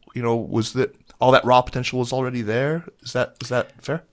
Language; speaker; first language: English; native; English